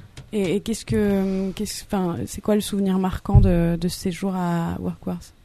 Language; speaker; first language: French; native; French